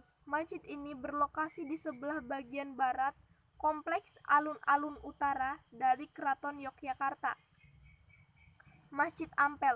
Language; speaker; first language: Indonesian; native; Indonesian